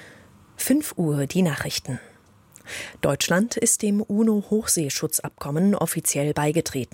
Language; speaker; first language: German; native; German